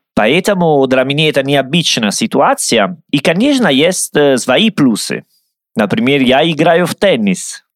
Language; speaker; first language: Russian; non-native, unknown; Italian